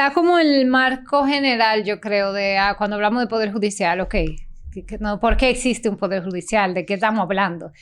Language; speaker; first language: Spanish; native; Spanish